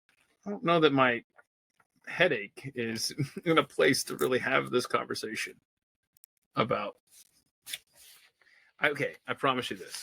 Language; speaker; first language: English; native; English